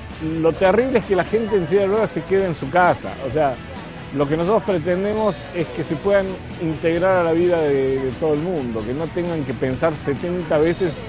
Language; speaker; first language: Spanish; native; Spanish